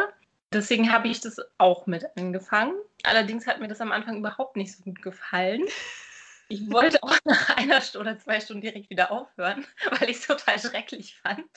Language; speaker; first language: German; native; German